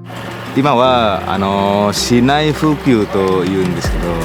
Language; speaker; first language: Japanese; non-native, fluent; Indonesian